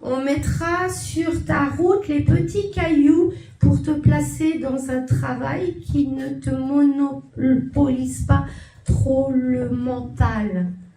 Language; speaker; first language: French; native; French